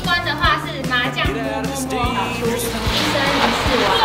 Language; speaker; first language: Chinese; native; Chinese